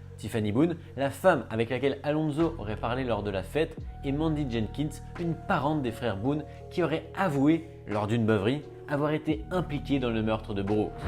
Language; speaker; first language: French; native; French